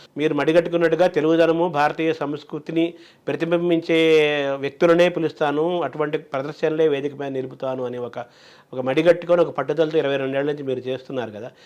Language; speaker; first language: Telugu; native; Telugu